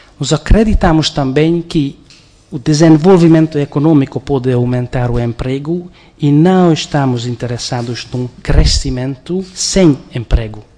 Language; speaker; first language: Portuguese; non-native, fluent; Hungarian